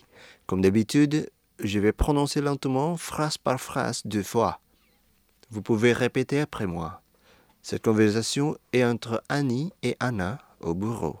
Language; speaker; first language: French; non-native, fluent; Indonesian